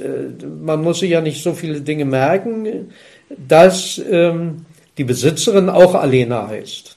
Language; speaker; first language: German; native; German